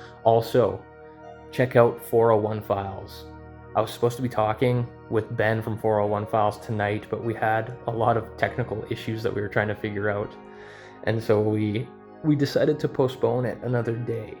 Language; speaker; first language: English; native; English